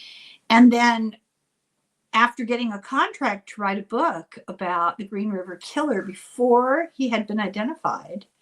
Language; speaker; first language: English; native; English